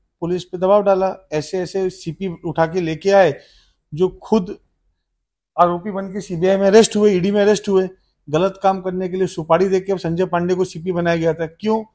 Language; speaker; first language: Hindi; native; Hindi